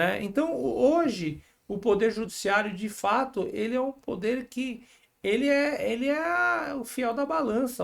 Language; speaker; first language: Portuguese; native; Portuguese